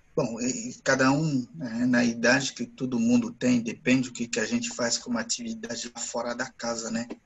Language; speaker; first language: Portuguese; non-native, fluent; Ewe